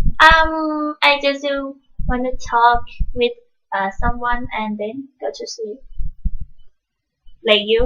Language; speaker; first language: English; non-native, learner; Thai